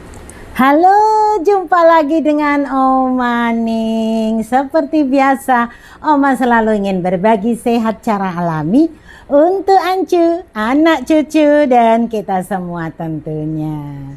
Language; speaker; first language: Indonesian; native; Indonesian